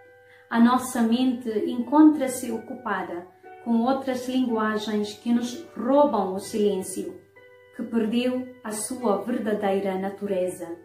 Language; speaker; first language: Portuguese; non-native, fluent; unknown